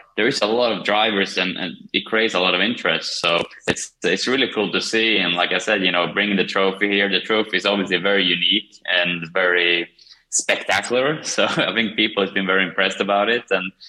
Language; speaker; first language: English; non-native, fluent; Swedish